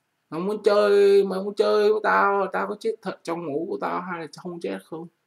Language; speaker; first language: Vietnamese; native; Vietnamese